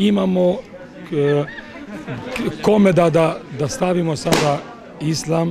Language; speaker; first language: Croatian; non-native, local second language; Albanian